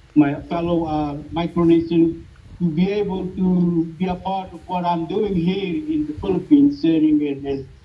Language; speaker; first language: English; non-native, fluent; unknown